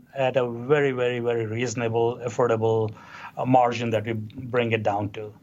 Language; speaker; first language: English; non-native, local second language; Hindi